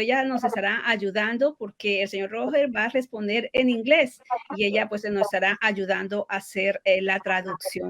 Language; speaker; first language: Spanish; native; Spanish